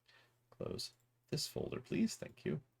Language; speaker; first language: English; native; English